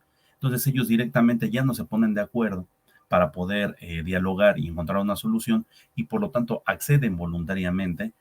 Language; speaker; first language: Spanish; native; Spanish